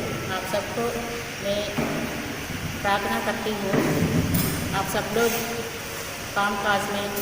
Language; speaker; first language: Hindi; non-native, local second language; Telugu